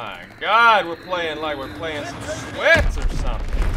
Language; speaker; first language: English; native; English